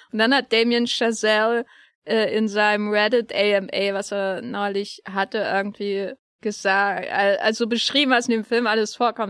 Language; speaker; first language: German; native; German